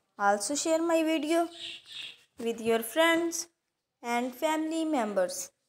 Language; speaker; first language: English; non-native, local second language; Urdu